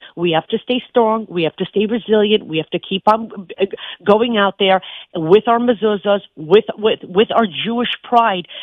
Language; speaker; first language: English; native; English